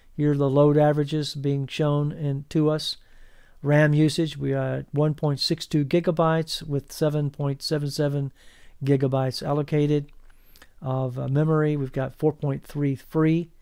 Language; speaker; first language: English; native; English